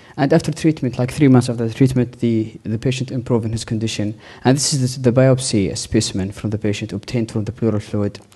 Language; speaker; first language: English; non-native, fluent; Arabic